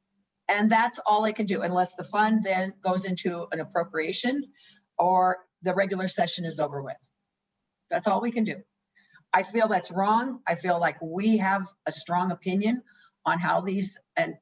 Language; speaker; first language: English; native; English